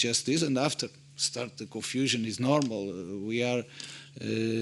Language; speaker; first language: English; non-native, fluent; Portuguese